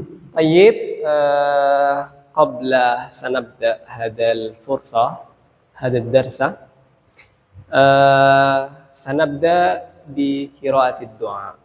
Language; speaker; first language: Arabic; non-native, learner; Indonesian